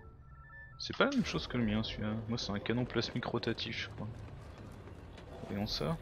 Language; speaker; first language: French; native; French